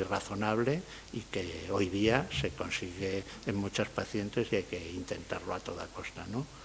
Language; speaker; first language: Spanish; native; Spanish